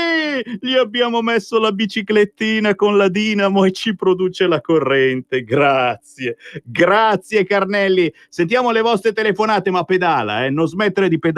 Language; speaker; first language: Italian; native; Italian